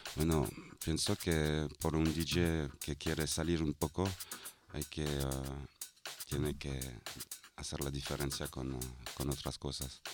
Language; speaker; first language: Spanish; non-native, fluent; French